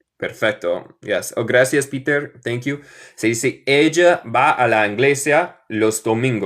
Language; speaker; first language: Spanish; non-native, fluent; English